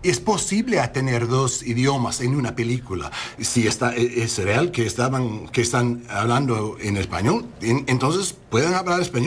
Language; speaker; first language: Spanish; early bilingual, heritage; Spanish